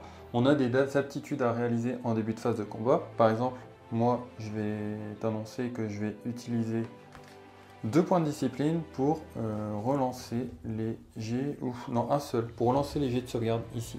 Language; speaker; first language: French; native; French